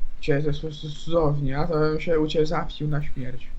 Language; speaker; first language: Polish; native; Polish